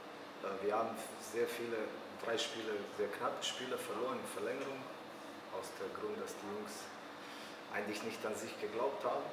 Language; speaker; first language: German; early bilingual, other home language; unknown